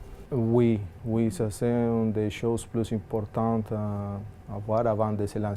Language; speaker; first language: French; non-native, fluent; Spanish